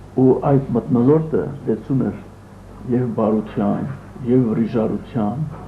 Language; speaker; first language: Armenian; early bilingual, other home language; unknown